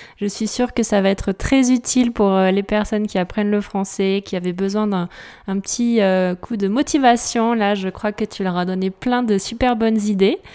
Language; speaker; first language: French; native; French